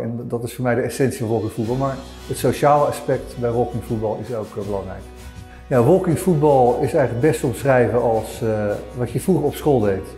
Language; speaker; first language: Dutch; native; Dutch